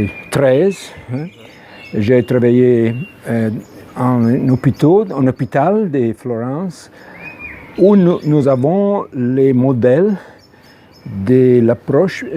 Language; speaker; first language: French; non-native, fluent; Italian